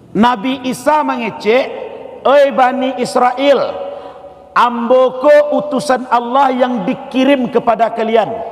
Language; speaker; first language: Malay; non-native, local second language; Minangkabau